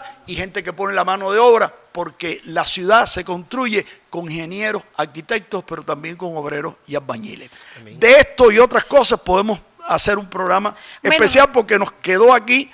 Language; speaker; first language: Spanish; native; Spanish